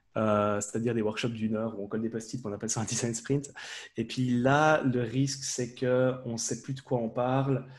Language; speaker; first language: French; native; French